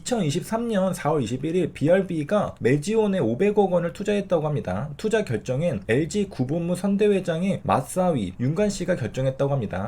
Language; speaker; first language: Korean; native; Korean